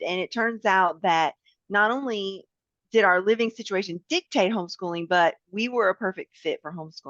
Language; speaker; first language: English; native; English